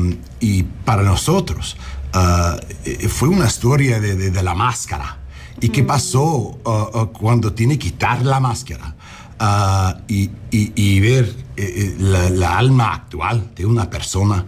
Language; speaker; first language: Spanish; non-native, learner; English